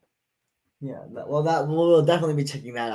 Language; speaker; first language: English; native; English